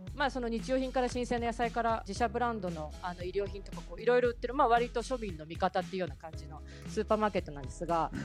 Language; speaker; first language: Japanese; native; Japanese